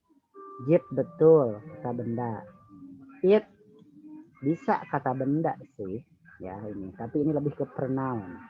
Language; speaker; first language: Indonesian; native; Indonesian